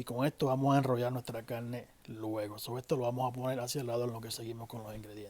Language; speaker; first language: Spanish; native; Spanish